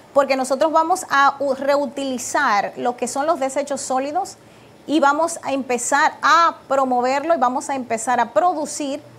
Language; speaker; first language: Spanish; native; Spanish